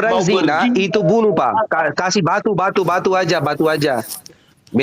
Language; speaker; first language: Indonesian; non-native, learner; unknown